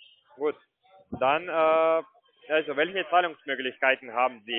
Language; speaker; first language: German; non-native, fluent; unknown